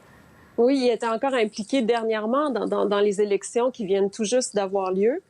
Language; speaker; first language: French; native; French